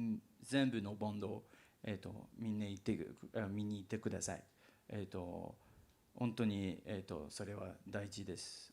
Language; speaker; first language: Japanese; non-native, learner; English